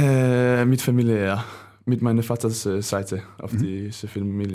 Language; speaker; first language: German; non-native, learner; Danish